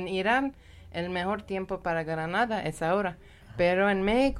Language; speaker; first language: Spanish; non-native, learner; Persian